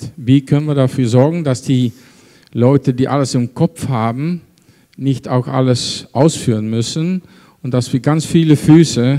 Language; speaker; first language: German; non-native, fluent; Dutch